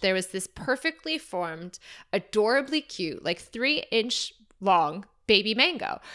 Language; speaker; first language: English; native; English